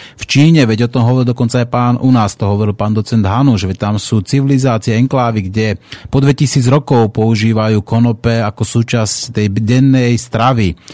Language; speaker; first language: Slovak; native; Slovak